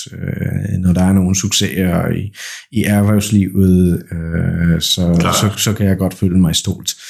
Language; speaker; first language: Danish; non-native, fluent; Polish